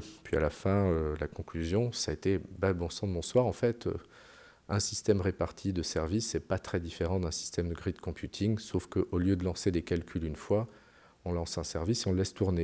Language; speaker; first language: French; native; French